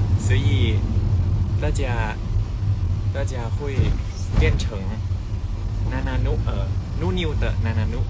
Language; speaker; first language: Chinese; non-native, learner; Thai